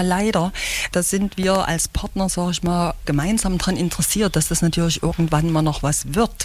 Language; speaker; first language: German; native; German